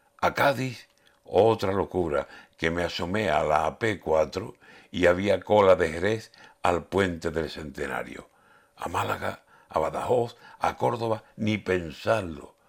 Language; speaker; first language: Spanish; native; Spanish